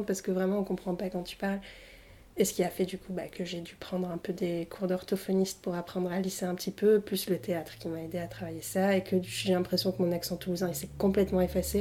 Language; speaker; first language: French; early bilingual, other home language; Arabic